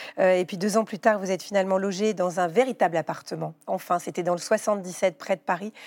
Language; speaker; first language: French; native; French